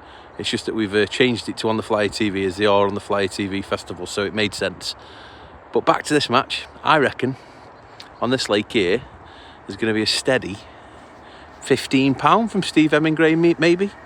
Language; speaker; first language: English; native; English